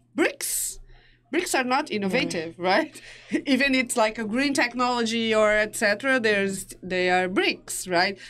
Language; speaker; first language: English; non-native, fluent; Portuguese